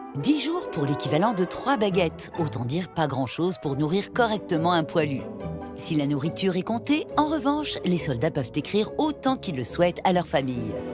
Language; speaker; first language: French; native; French